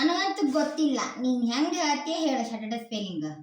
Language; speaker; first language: Kannada; native; Kannada